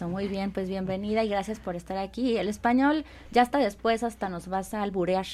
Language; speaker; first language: Spanish; native; Spanish